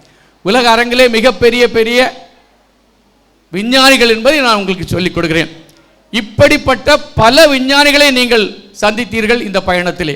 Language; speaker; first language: Tamil; native; Tamil